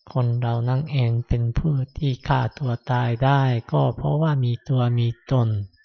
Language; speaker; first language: Thai; non-native, fluent; Japanese